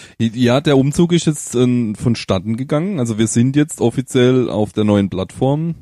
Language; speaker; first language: German; native; German